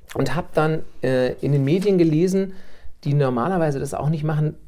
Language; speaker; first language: German; native; German